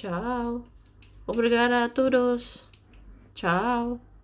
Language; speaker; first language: Portuguese; non-native, learner; Filipino